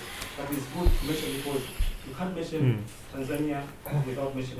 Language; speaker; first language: English; non-native, local second language; Swahili